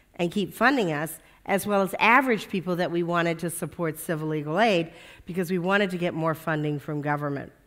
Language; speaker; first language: English; native; English